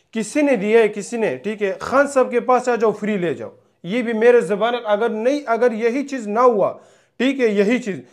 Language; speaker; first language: Urdu; non-native, local second language; Punjabi